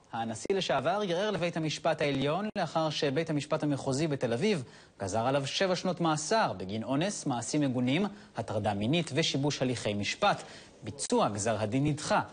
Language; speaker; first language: Hebrew; native; Hebrew